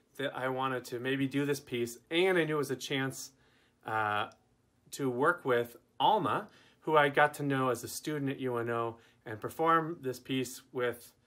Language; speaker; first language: English; native; English